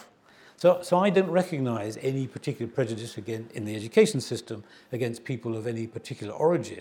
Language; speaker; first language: English; native; English